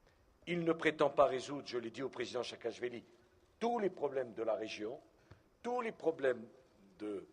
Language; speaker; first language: French; native; French